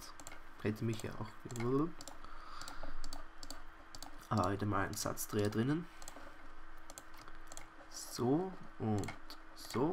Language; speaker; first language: German; native; German